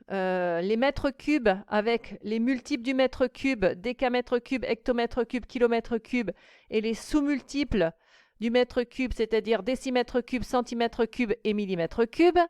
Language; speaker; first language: French; native; French